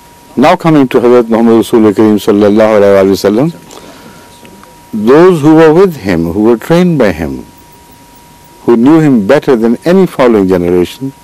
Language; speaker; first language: English; non-native, local second language; Urdu